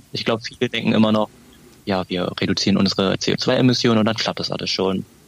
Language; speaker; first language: German; early bilingual, other home language; Vietnamese